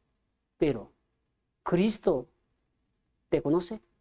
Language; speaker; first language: Spanish; non-native, fluent; Korean